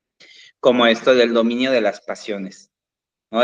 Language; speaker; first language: Spanish; native; Spanish